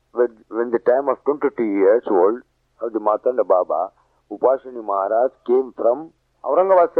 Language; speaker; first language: English; non-native, local second language; Marathi